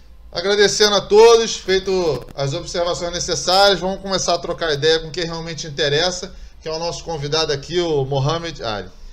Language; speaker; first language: Portuguese; native; Portuguese